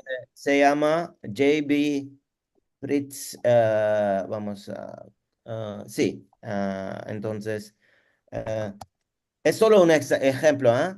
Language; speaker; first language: Spanish; non-native, learner; Turkish